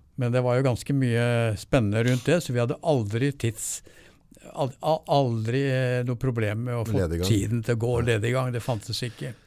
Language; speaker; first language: Norwegian; native; Norwegian